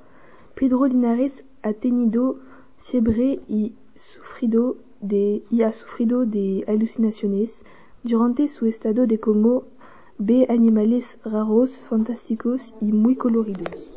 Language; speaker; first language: Spanish; non-native, learner; French